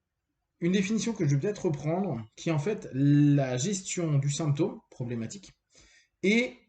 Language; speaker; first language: French; native; French